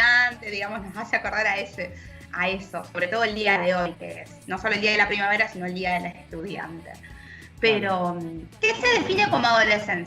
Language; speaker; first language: Spanish; native; Spanish